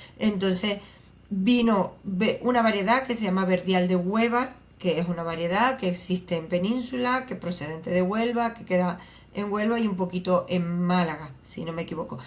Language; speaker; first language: Spanish; native; Spanish